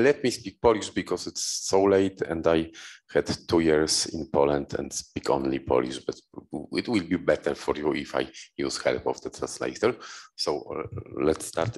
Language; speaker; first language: English; non-native, fluent; Polish